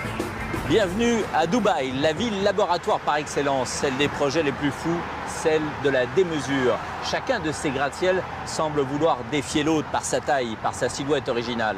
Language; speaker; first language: French; native; French